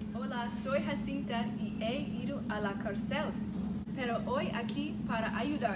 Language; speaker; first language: Spanish; non-native, learner; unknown